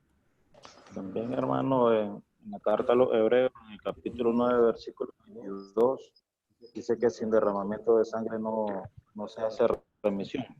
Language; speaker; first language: Spanish; native; Spanish